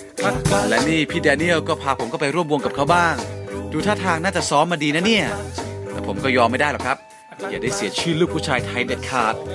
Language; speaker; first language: Thai; native; Thai